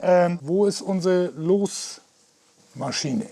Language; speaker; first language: German; native; German